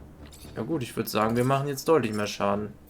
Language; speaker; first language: German; native; German